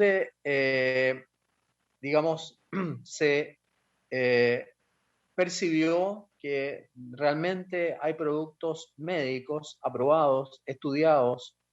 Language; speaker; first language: Spanish; native; Spanish